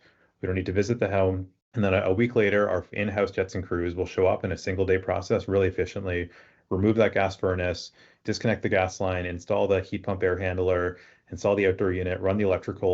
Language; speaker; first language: English; native; English